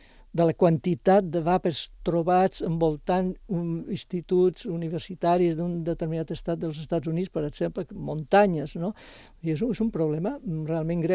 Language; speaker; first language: Catalan; native; Catalan